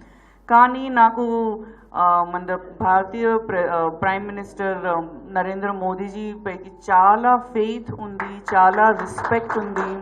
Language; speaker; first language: Telugu; non-native, learner; Gujarati